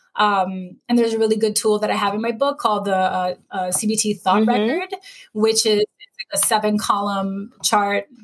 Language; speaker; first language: English; native; English